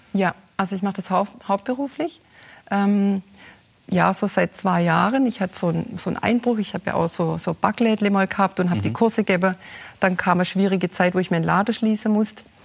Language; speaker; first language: German; native; German